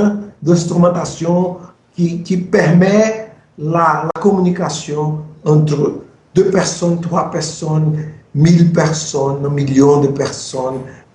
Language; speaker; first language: French; non-native, fluent; Portuguese